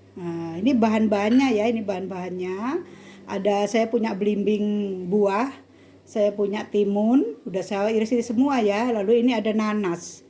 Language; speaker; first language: Indonesian; native; Indonesian